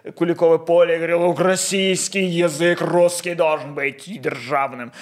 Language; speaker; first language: Ukrainian; non-native, local second language; Russian